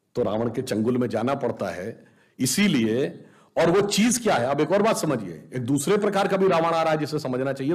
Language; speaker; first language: Hindi; native; Hindi